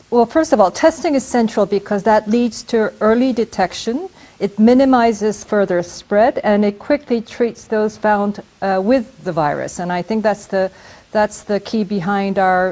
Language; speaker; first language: English; non-native, fluent; Korean